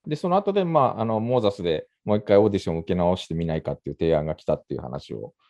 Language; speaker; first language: Japanese; native; Japanese